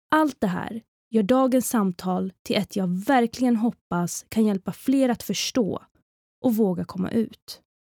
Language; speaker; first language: Swedish; native; Swedish